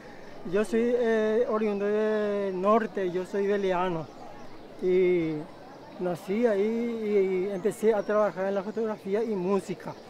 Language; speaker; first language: Spanish; non-native, local second language; Guarani